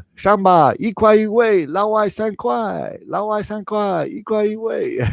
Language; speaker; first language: Chinese; non-native, fluent; English